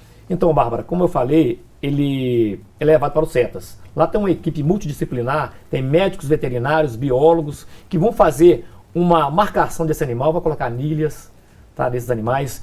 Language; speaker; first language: Portuguese; native; Portuguese